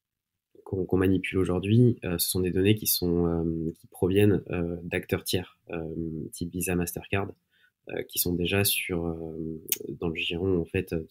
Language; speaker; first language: French; native; French